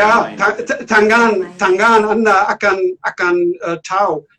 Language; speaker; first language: Indonesian; non-native, learner; German